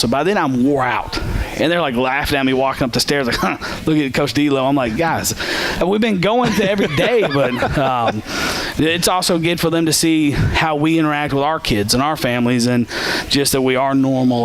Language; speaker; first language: English; native; English